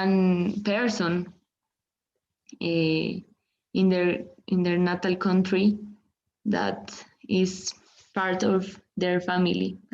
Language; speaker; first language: English; non-native, learner; Spanish